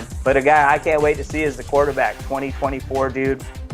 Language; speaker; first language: English; native; English